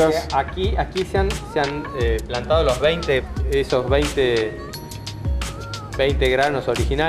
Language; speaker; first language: Spanish; native; Spanish